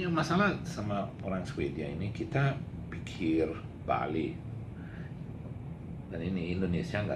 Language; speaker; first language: Indonesian; non-native, learner; Swedish